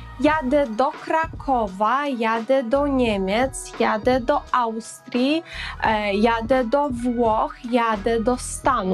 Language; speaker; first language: Polish; non-native, fluent; Ukrainian